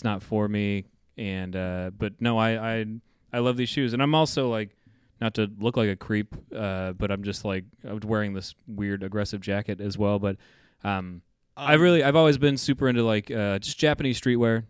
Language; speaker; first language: English; native; English